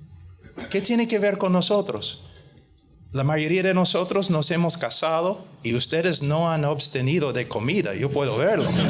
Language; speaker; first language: Spanish; non-native, fluent; English